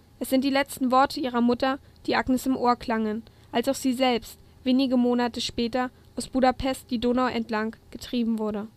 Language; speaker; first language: German; native; German